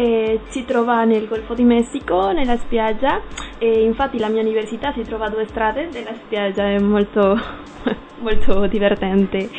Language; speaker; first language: Italian; non-native, learner; Spanish